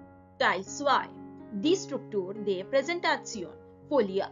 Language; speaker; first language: German; non-native, fluent; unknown